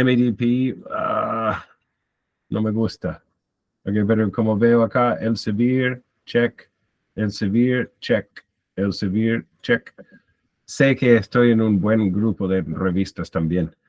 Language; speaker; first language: Spanish; non-native, fluent; English